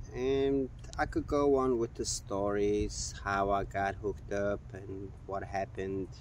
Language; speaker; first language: English; non-native, fluent; Mongolian